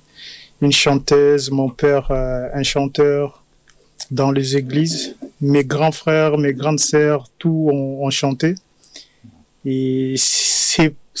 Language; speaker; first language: French; non-native, local second language; Lingala